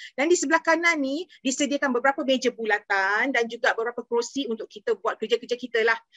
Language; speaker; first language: Malay; native; Malay